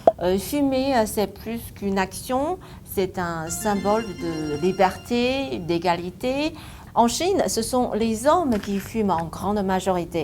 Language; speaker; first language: French; non-native, fluent; Chinese